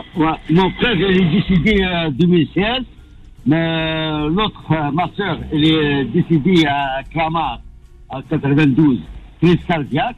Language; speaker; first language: French; non-native, learner; Arabic